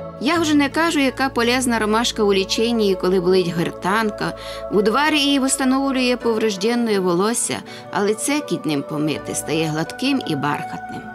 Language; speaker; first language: Ukrainian; native; Ukrainian